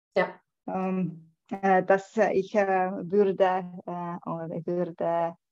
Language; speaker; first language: German; non-native, learner; Estonian